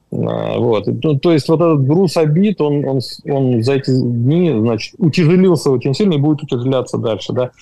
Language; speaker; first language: Russian; native; Russian